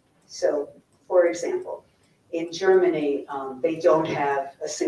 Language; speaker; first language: English; native; English